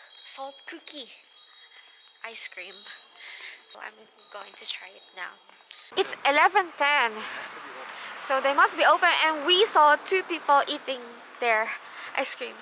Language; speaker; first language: English; non-native, local second language; Filipino